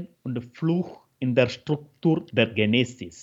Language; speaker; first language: German; non-native, fluent; Malayalam